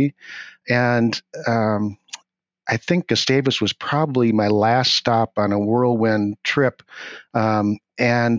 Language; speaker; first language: English; native; English